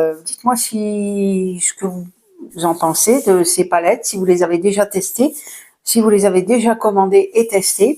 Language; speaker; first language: French; native; French